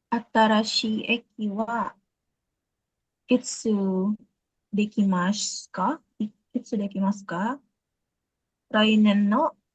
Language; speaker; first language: Japanese; non-native, learner; Indonesian